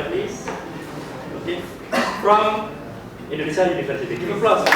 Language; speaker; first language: English; non-native, learner; Indonesian